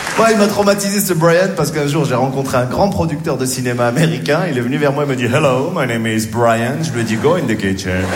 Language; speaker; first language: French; native; French